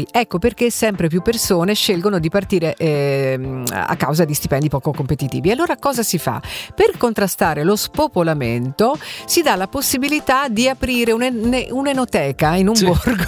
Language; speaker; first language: Italian; native; Italian